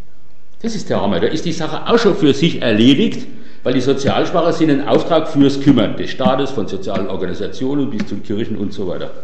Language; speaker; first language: German; native; German